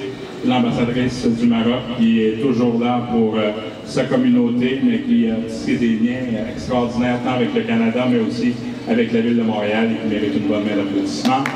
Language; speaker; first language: French; native; French